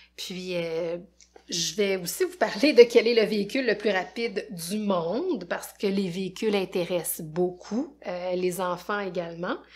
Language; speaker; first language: French; native; French